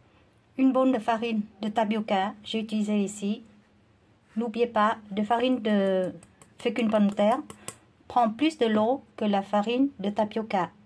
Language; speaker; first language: French; non-native, learner; Vietnamese